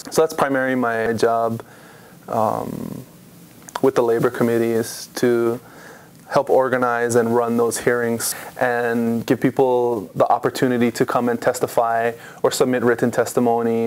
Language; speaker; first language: English; native; English